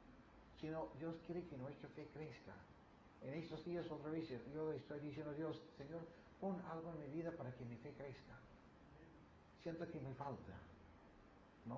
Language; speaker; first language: Spanish; non-native, fluent; English